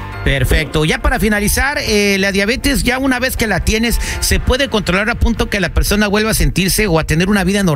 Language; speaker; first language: Spanish; native; Spanish